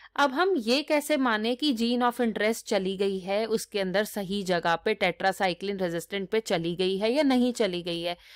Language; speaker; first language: Hindi; native; Hindi